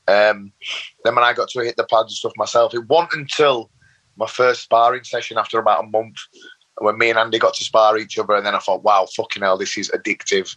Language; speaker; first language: English; native; English